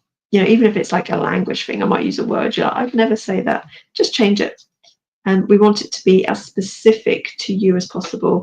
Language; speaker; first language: English; native; English